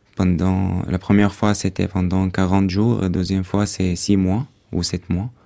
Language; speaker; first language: French; non-native, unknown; Arabic